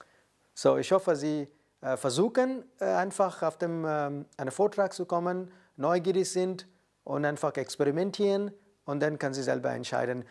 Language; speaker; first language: German; non-native, learner; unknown